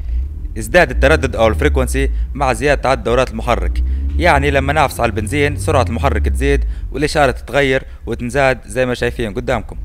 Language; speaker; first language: Arabic; native; Arabic